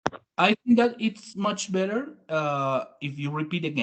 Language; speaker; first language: English; non-native, fluent; Spanish